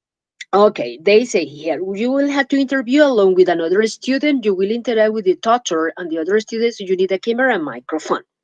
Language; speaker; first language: English; non-native, fluent; Spanish